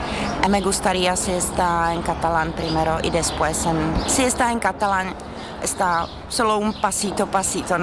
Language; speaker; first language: Spanish; non-native, learner; Czech